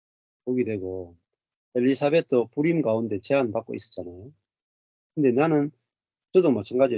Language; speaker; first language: Korean; native; Korean